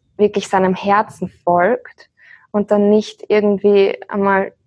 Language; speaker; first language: German; native; German